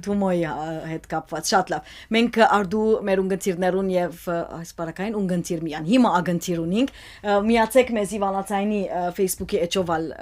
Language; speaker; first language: Armenian; native; Armenian